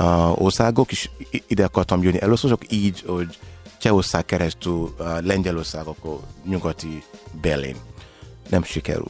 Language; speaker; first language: Hungarian; non-native, learner; Yoruba